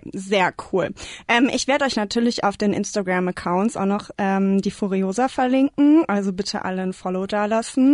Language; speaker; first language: German; native; German